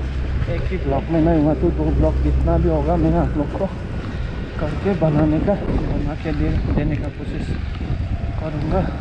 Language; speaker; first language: Hindi; non-native, local second language; Nepali